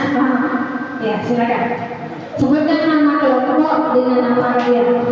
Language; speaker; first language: Indonesian; native; Indonesian